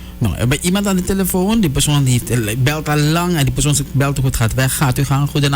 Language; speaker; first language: Dutch; native; Dutch